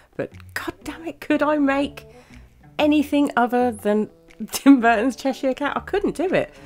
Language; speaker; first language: English; native; English